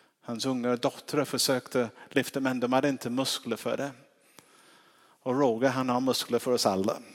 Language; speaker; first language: Swedish; non-native, fluent; English